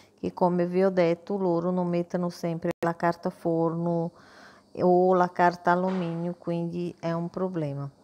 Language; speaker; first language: Italian; non-native, fluent; Portuguese